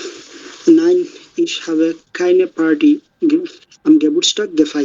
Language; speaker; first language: German; non-native, learner; Bangla